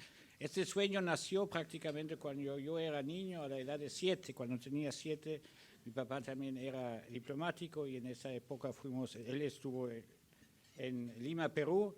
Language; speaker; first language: Spanish; early bilingual, other home language; German